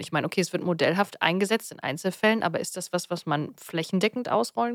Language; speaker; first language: German; native; German